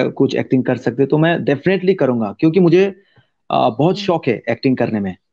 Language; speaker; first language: Hindi; non-native, local second language; Kok Borok